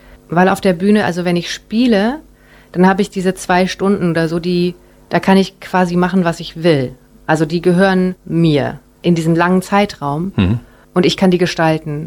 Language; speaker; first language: German; early bilingual, other home language; Japanese